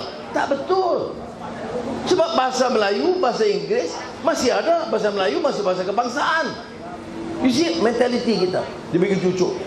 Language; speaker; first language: Malay; native; Malay